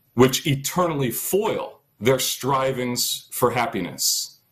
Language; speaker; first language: English; native; English